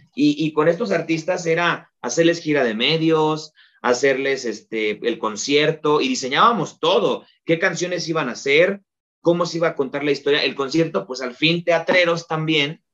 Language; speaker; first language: Spanish; native; Spanish